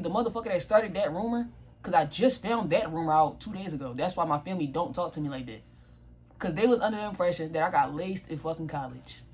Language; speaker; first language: English; native; English